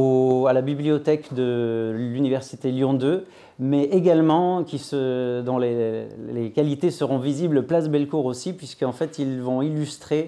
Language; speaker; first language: French; native; French